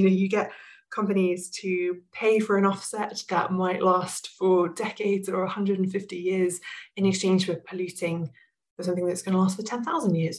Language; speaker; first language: English; native; English